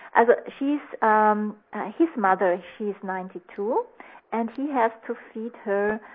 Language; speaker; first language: English; non-native, fluent; German